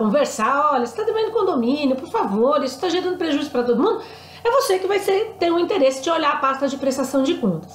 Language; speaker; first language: Portuguese; native; Portuguese